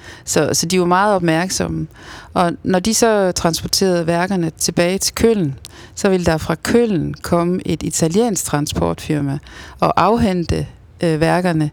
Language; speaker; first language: Danish; native; Danish